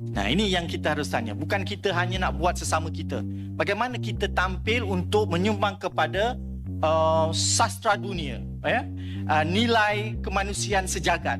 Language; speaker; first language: Malay; native; Malay